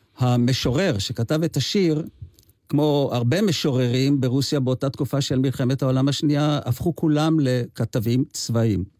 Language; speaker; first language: Hebrew; native; Hebrew